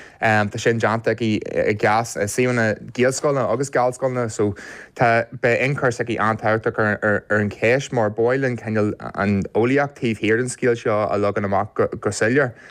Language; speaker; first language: Irish; native; Irish